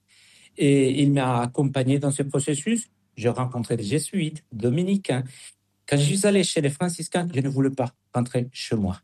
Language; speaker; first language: French; non-native, fluent; Spanish